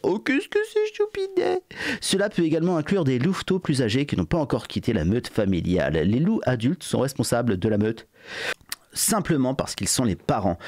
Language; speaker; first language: French; native; French